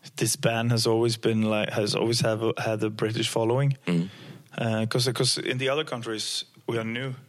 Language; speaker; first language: English; non-native, fluent; Norwegian